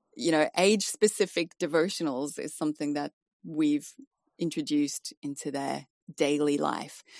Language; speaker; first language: English; native; English